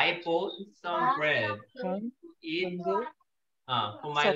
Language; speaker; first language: English; non-native, learner; Korean